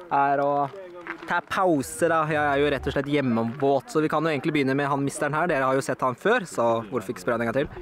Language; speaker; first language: Norwegian; native; Norwegian